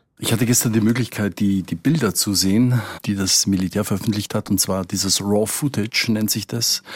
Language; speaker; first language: German; native; German